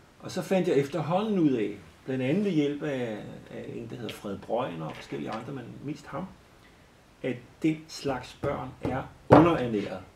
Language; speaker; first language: Danish; native; Danish